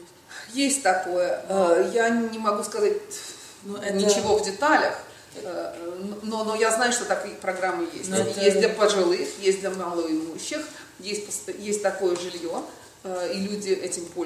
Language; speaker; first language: Russian; native; Russian